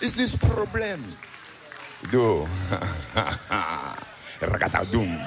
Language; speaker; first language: English; non-native, learner; German